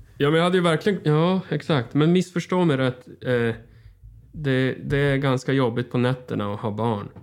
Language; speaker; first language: Swedish; native; Swedish